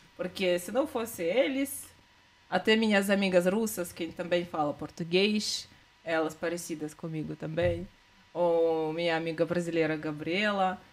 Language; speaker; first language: Portuguese; non-native, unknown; Russian